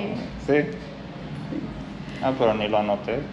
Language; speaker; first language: Spanish; non-native, learner; English